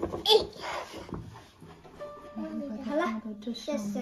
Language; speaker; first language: Chinese; early bilingual, other home language; English